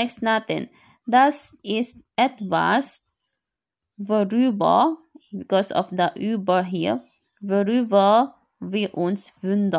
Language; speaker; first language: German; non-native, learner; Filipino